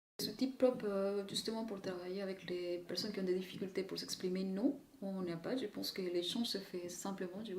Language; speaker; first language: French; non-native, fluent; Spanish